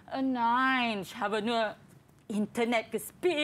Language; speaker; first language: German; non-native, learner; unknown